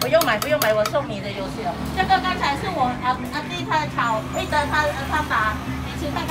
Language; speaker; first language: Chinese; non-native, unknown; Thai